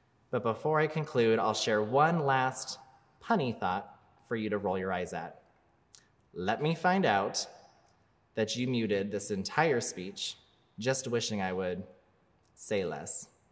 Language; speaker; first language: English; native; English